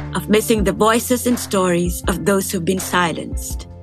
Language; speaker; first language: English; non-native, local second language; Filipino